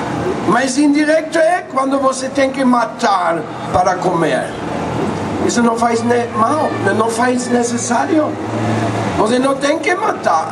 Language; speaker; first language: Portuguese; non-native, fluent; Spanish